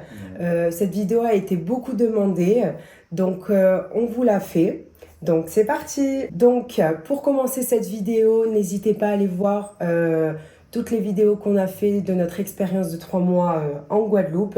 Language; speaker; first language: French; native; French